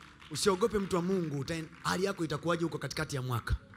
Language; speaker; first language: Swahili; native; Swahili